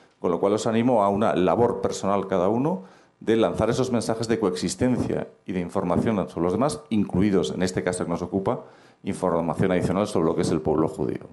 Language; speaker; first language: Spanish; native; Spanish